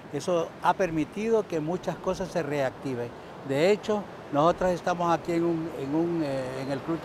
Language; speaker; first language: Spanish; native; Spanish